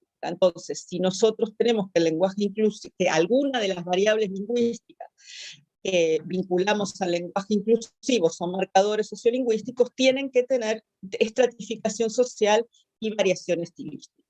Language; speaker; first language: Spanish; native; Spanish